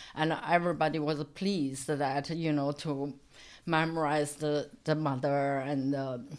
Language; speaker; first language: English; non-native, fluent; Chinese